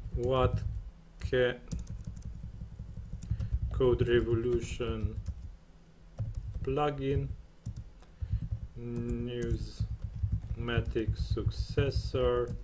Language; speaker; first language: English; non-native, fluent; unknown